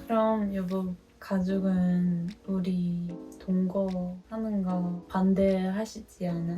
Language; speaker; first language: Korean; non-native, fluent; Dutch